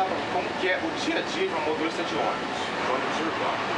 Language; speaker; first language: Portuguese; native; Portuguese